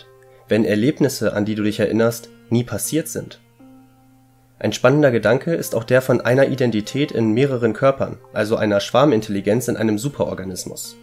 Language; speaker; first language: German; native; German